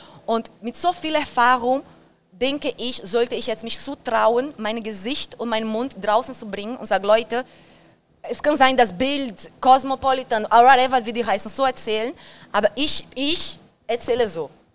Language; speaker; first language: German; non-native, fluent; Portuguese